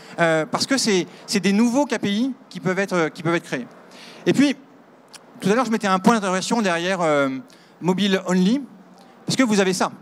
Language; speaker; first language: French; native; French